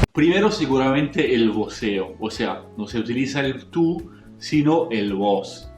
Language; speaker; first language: Spanish; non-native, fluent; Italian